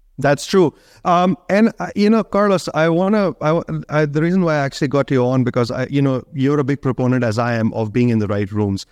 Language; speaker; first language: English; non-native, local second language; Hindi